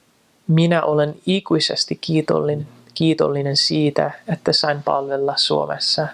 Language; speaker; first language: Finnish; non-native, fluent; English